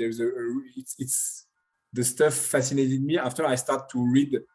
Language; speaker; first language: English; non-native, learner; French